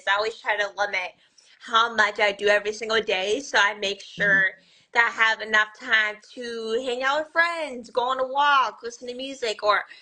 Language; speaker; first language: English; native; English